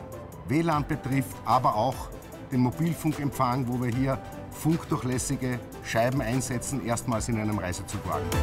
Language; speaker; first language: German; native; German